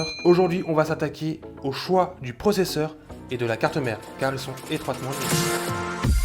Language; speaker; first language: French; native; French